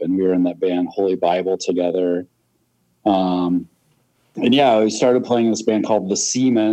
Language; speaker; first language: English; native; English